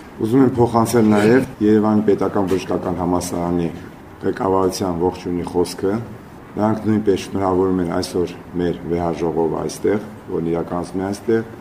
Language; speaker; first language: Armenian; native; Armenian